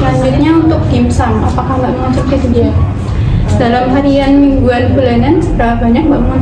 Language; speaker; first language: Indonesian; native; Indonesian